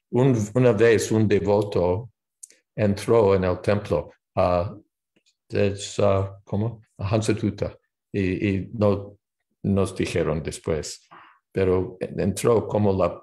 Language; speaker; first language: Spanish; non-native, fluent; English